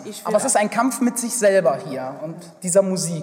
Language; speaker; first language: German; native; German